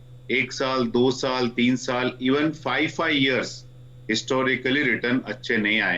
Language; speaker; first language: Hindi; native; Hindi